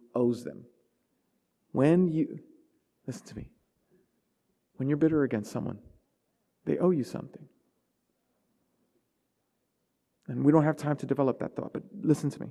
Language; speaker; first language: English; native; English